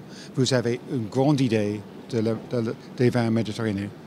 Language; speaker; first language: French; non-native, fluent; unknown